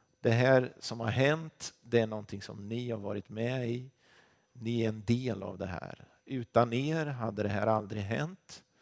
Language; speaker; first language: Swedish; native; Swedish